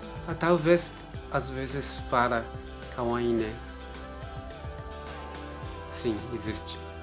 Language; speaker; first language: Portuguese; non-native, learner; Japanese